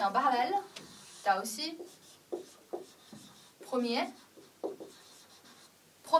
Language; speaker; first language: French; non-native, fluent; Chinese